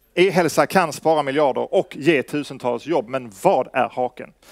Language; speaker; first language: Swedish; native; Swedish